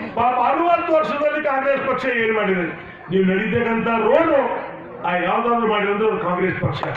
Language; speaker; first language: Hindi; non-native, local second language; Kannada